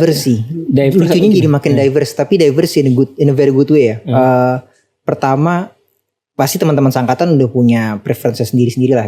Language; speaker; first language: Indonesian; native; Indonesian